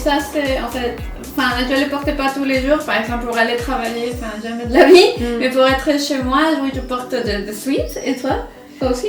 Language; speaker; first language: French; non-native, fluent; Spanish